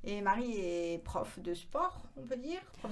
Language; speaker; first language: French; native; French